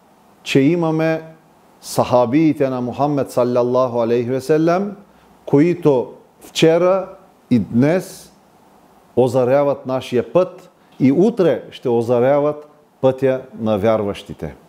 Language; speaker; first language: Bulgarian; non-native, local second language; Turkish